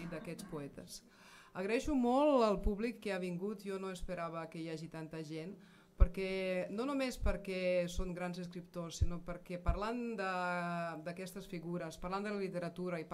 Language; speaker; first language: Catalan; non-native, fluent; Serbian